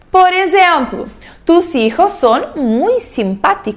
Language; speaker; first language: Spanish; non-native, fluent; Portuguese